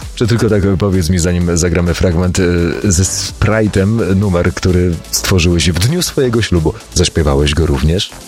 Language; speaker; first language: Polish; native; Polish